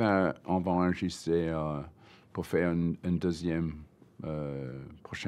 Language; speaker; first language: French; non-native, learner; English